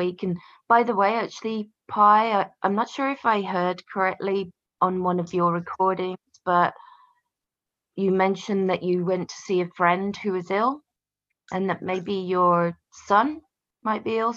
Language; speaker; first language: English; native; English